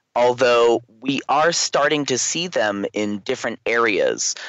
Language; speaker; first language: English; native; English